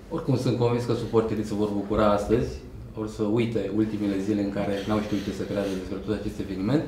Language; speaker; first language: Romanian; native; Romanian